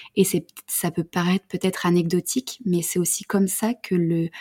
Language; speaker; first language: French; native; French